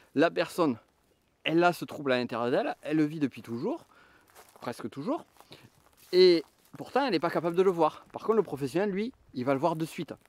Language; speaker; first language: French; native; French